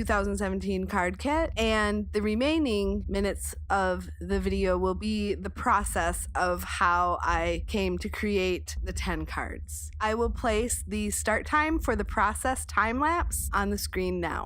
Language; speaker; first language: English; native; English